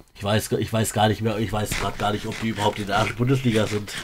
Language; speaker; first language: German; native; German